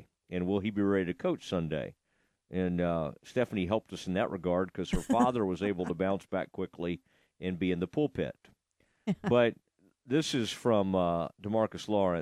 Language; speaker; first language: English; native; English